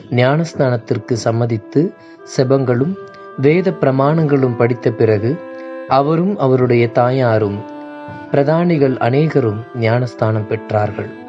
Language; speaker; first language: Tamil; native; Tamil